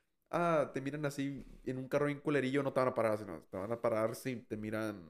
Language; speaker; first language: Spanish; early bilingual, heritage; Spanish